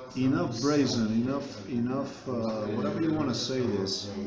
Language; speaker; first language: English; non-native, fluent; Slovenian